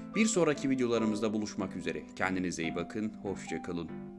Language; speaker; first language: Turkish; native; Turkish